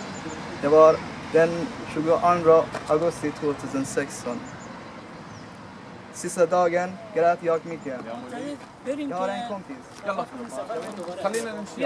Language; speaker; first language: Swedish; non-native, learner; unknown